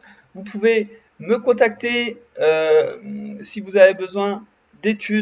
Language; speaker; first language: French; native; French